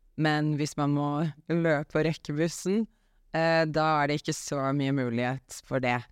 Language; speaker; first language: Norwegian; non-native, fluent; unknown